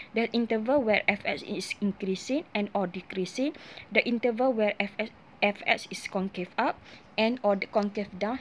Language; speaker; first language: English; non-native, local second language; Malay